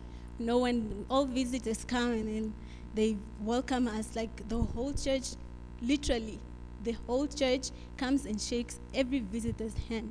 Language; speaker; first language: English; non-native, local second language; Afrikaans